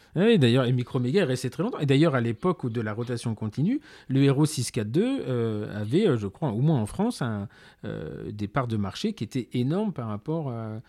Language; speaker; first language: French; native; French